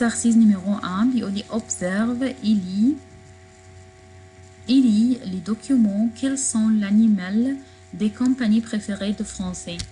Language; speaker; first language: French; non-native, fluent; Arabic